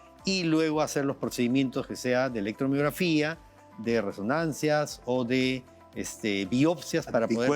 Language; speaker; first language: Spanish; native; Spanish